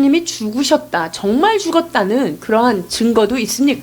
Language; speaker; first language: Korean; native; Korean